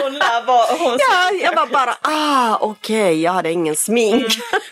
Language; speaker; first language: Swedish; non-native, fluent; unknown